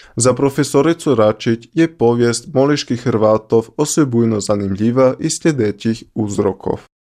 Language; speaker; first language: Croatian; early bilingual, heritage; Croatian